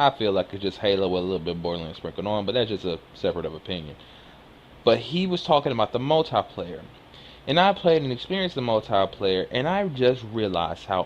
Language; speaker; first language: English; native; English